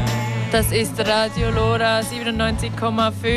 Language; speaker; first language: German; native; German